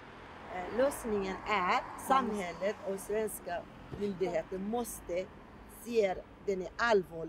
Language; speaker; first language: Swedish; non-native, learner; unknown